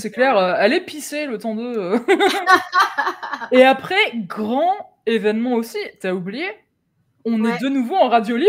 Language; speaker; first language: French; native; French